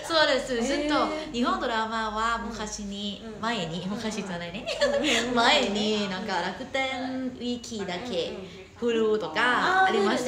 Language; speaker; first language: Japanese; non-native, learner; Thai